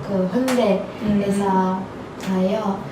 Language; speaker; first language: Korean; non-native, learner; Turkish